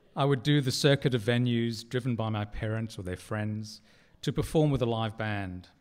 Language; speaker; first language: English; native; English